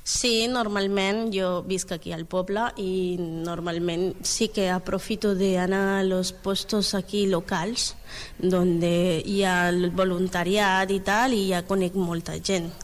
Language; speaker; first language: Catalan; non-native, learner; Spanish